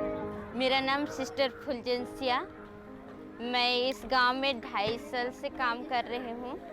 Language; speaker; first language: Hindi; non-native, local second language; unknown